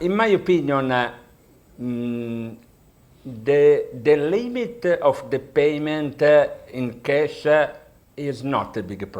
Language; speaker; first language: English; non-native, learner; Italian